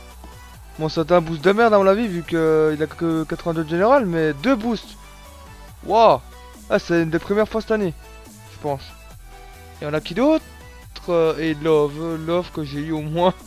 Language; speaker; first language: French; native; French